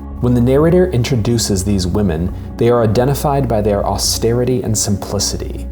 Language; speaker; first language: English; native; English